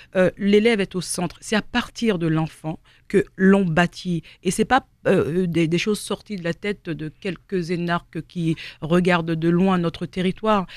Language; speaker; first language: French; native; French